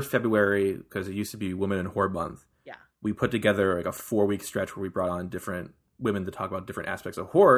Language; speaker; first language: English; native; English